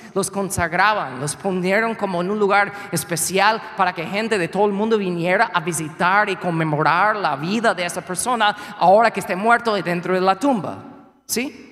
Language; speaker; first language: Spanish; non-native, fluent; English